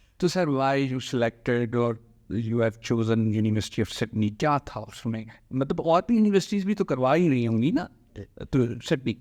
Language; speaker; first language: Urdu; native; Urdu